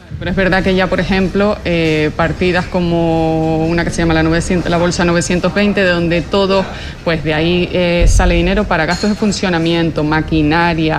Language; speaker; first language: Spanish; native; Spanish